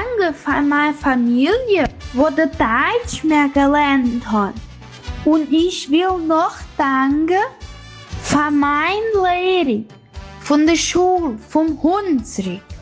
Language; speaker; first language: German; early bilingual, heritage; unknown